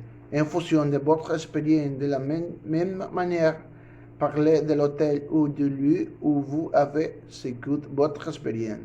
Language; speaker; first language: French; non-native, learner; Spanish